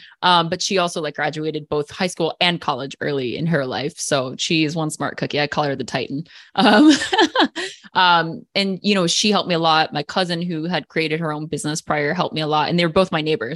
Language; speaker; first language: English; native; English